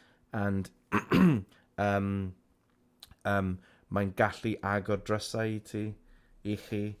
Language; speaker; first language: Welsh; non-native, local second language; English